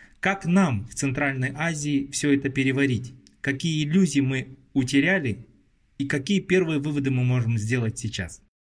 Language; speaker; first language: Russian; non-native, local second language; Kazakh